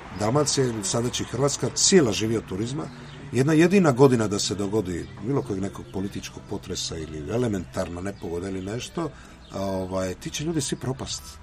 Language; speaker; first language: Croatian; native; Croatian